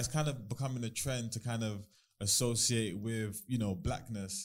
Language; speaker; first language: English; native; English